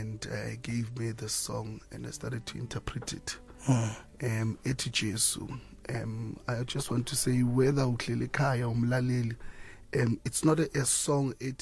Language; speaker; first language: English; non-native, local second language; Zulu